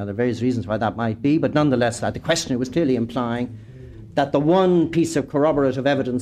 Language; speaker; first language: English; native; English